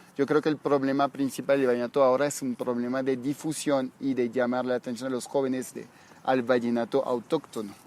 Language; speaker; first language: Spanish; non-native, fluent; French